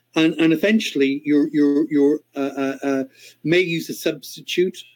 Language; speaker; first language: English; native; English